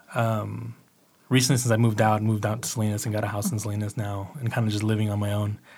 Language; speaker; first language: English; early bilingual, other home language; Spanish